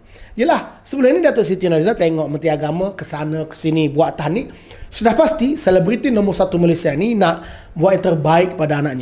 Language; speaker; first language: Malay; native; Malay